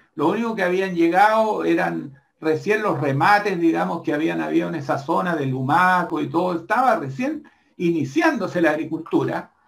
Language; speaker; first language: Spanish; native; Spanish